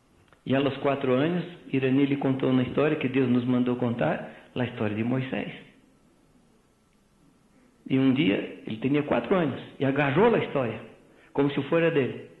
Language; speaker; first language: Spanish; non-native, fluent; Portuguese